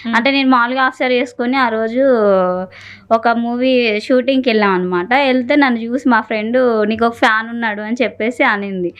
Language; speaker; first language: Telugu; native; Telugu